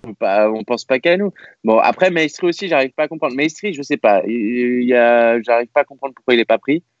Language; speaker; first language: French; native; French